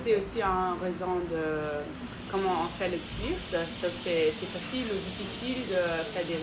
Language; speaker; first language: French; non-native, fluent; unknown